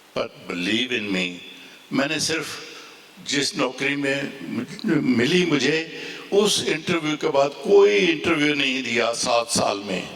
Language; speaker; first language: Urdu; non-native, local second language; Punjabi